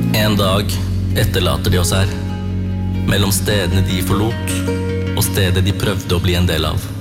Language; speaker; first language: Norwegian; early bilingual, other home language; Tamil